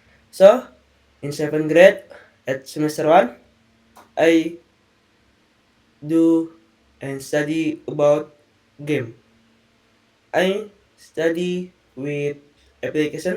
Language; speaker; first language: English; non-native, learner; Indonesian